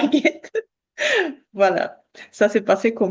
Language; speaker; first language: French; non-native, fluent; Armenian